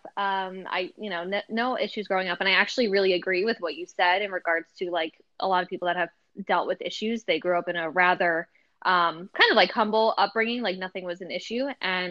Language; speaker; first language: English; native; English